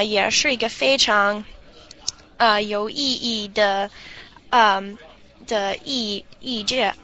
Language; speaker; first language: Chinese; non-native, learner; English